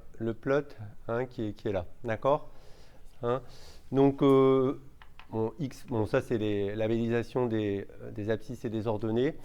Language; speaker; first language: French; native; French